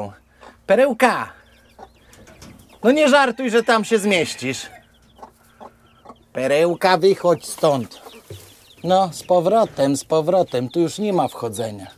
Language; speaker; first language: Polish; native; Polish